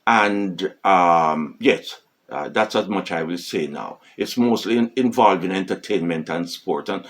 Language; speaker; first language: English; non-native, fluent; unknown